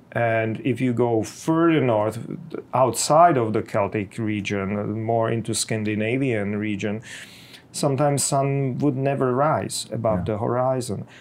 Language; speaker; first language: English; non-native, fluent; Czech